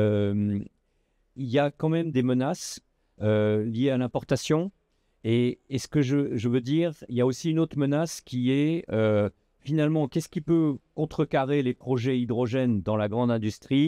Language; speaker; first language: French; native; French